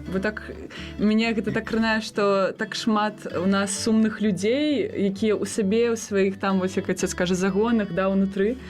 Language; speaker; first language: Belarusian; non-native, local second language; Russian